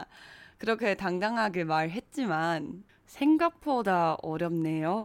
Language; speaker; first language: Korean; non-native, fluent; Chinese